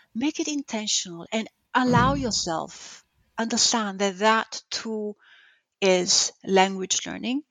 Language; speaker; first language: English; non-native, fluent; Italian